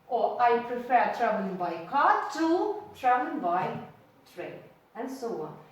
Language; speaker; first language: English; non-native, fluent; Ukrainian